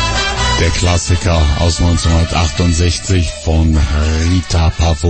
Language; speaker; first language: German; native; German